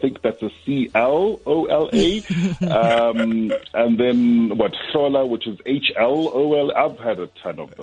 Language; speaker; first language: English; non-native, local second language; Xhosa